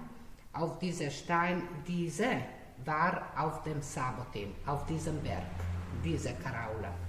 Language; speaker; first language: German; non-native, learner; Slovenian